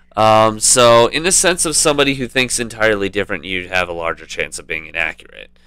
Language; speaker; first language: English; native; English